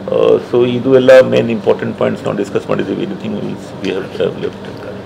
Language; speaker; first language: Kannada; non-native, fluent; Hindi